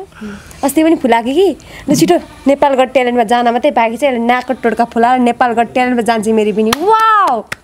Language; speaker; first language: Nepali; native; Nepali